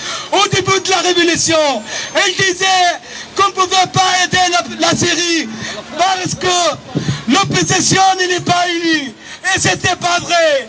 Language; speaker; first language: French; non-native, learner; Arabic